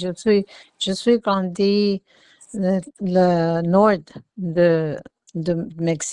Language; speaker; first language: French; non-native, learner; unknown